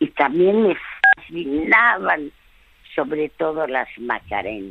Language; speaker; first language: Spanish; early bilingual, other home language; French